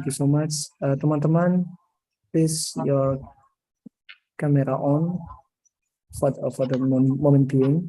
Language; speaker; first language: English; non-native, learner; Indonesian